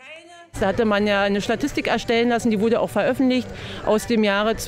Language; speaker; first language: German; native; German